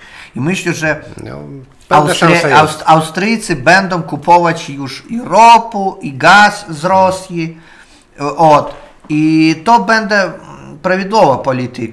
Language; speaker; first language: Polish; non-native, learner; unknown